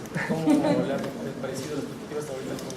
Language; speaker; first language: Spanish; native; Spanish